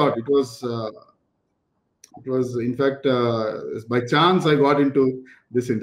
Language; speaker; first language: English; non-native, local second language; Telugu